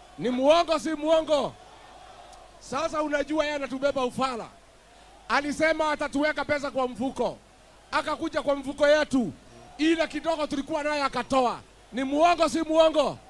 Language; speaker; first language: Swahili; non-native, local second language; Kikuyu